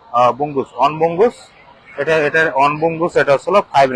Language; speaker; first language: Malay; non-native, learner; Bangla